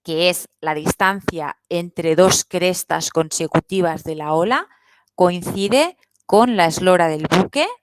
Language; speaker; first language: Spanish; non-native, local second language; Catalan